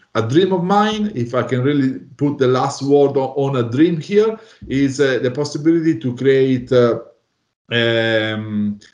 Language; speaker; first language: English; non-native, fluent; Italian